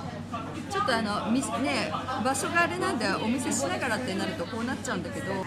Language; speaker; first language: Japanese; native; Japanese